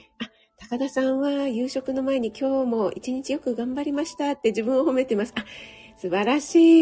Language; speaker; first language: Japanese; native; Japanese